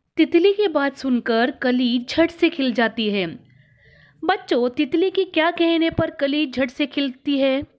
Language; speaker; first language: Hindi; non-native, local second language; Kannada